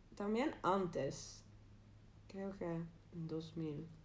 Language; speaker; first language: Spanish; non-native, learner; Dutch